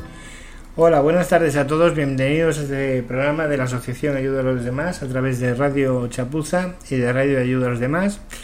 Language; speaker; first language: Spanish; native; Spanish